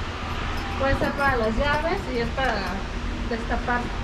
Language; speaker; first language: Spanish; native; Spanish